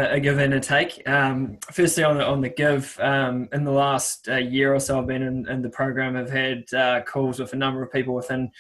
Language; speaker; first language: English; native; English